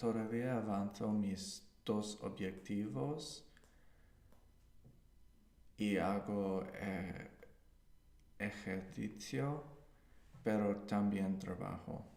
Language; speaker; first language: Spanish; non-native, learner; English